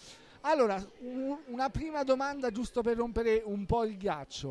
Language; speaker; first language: Italian; native; Italian